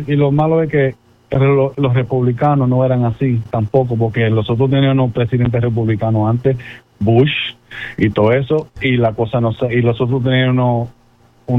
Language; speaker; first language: Spanish; native; Spanish